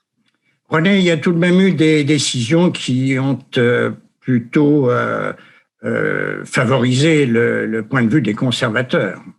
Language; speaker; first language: French; native; French